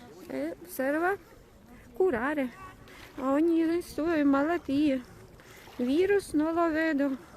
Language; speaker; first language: Italian; non-native, learner; Latvian